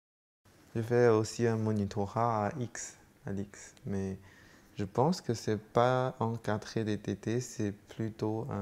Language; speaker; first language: French; non-native, fluent; Chinese